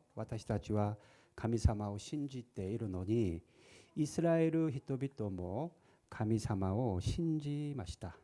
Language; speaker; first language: Japanese; non-native, fluent; Korean